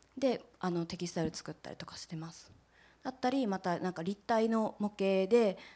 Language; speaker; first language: Japanese; native; Japanese